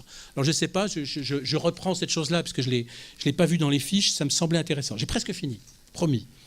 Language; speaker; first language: French; native; French